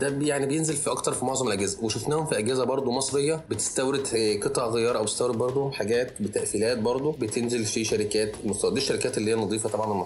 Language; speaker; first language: Arabic; native; Arabic